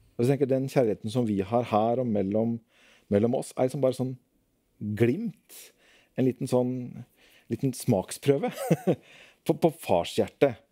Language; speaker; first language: Norwegian; native; Norwegian